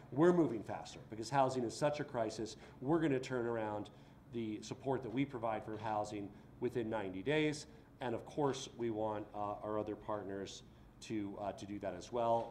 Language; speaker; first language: English; native; English